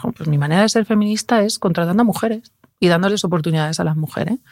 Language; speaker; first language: Spanish; native; Spanish